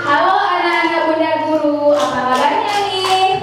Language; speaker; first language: Indonesian; native; Indonesian